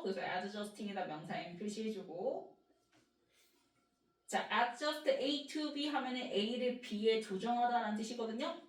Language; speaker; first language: Korean; native; Korean